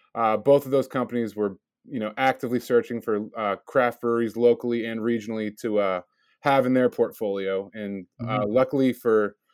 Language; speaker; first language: English; native; English